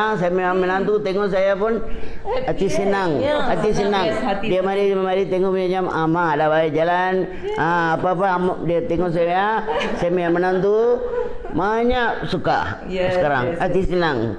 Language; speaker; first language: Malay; non-native, local second language; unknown